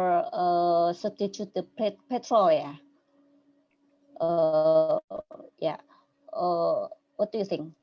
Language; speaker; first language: English; non-native, learner; Indonesian